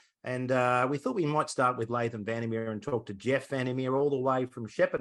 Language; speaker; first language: English; native; English